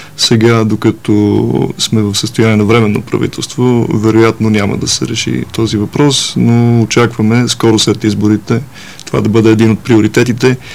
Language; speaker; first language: Bulgarian; native; Bulgarian